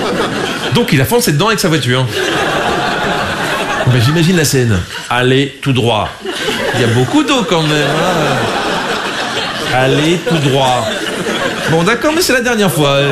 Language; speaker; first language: French; native; French